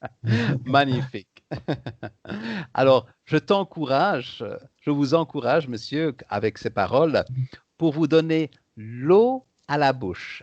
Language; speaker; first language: French; native; French